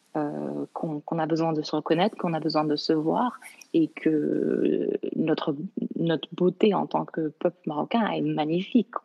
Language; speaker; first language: French; early bilingual, other home language; Arabic